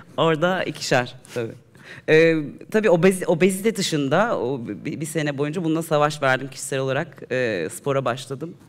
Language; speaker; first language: Turkish; native; Turkish